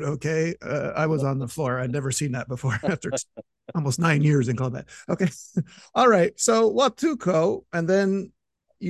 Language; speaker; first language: English; native; English